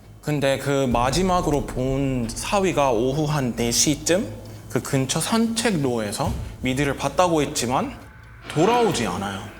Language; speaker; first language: Korean; non-native, fluent; English